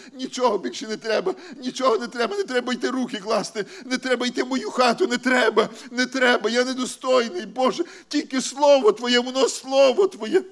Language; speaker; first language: Ukrainian; native; Ukrainian